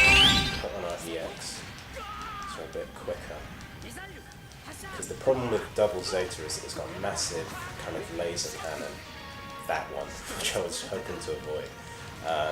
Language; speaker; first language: English; native; English